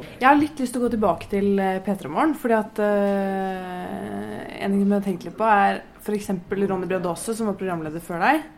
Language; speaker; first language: Norwegian; native; Norwegian